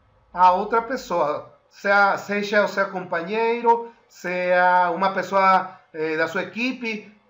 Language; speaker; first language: Portuguese; non-native, fluent; Spanish